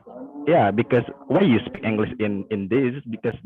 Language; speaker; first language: English; non-native, learner; Indonesian